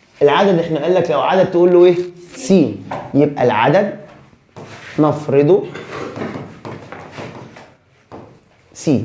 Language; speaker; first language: Arabic; native; Arabic